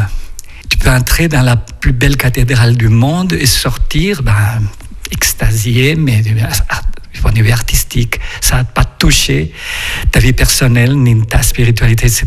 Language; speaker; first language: French; non-native, fluent; Spanish